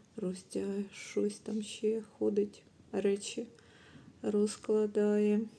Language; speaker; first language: Ukrainian; native; Ukrainian